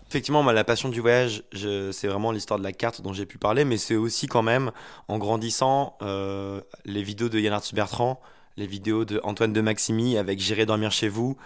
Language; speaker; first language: French; native; French